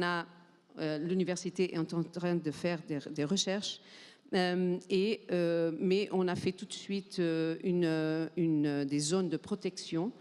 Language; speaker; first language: French; non-native, fluent; Portuguese